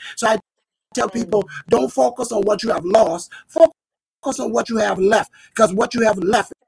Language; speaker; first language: English; native; English